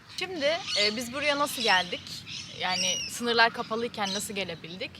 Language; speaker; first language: Turkish; native; Turkish